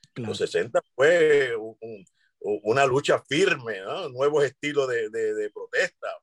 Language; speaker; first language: Spanish; native; Spanish